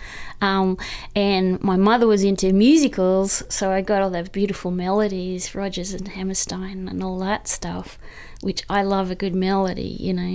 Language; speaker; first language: English; native; English